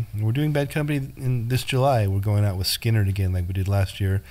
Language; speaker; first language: English; native; English